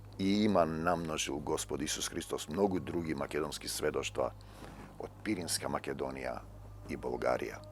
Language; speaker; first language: Macedonian; native; Macedonian